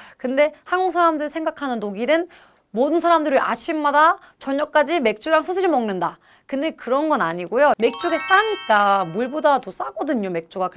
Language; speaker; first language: Korean; non-native, fluent; German